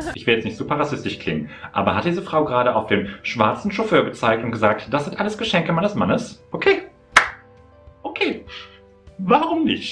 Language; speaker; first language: German; native; German